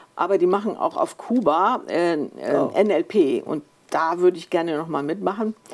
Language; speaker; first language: German; native; German